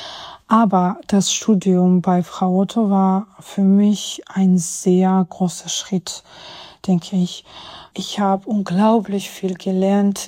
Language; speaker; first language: German; non-native, fluent; Georgian